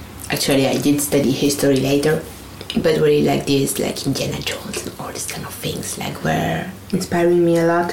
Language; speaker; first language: English; non-native, fluent; French